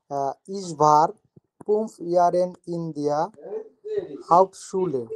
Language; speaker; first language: German; non-native, learner; Bangla